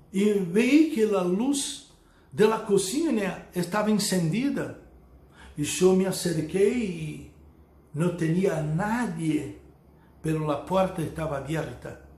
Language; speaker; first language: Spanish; non-native, fluent; Portuguese